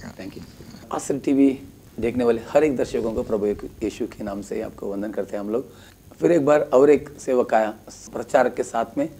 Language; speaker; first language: Hindi; non-native, local second language; Kannada